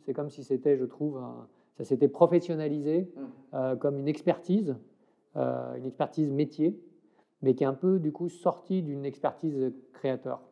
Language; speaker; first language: French; native; French